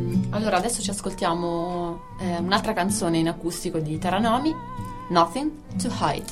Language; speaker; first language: Italian; native; Italian